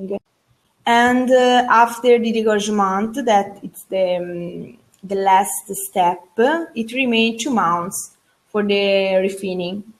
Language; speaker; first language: English; non-native, learner; Italian